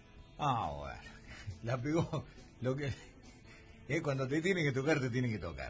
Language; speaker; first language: Spanish; native; Spanish